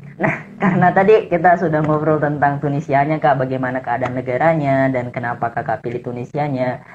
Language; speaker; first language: Indonesian; native; Indonesian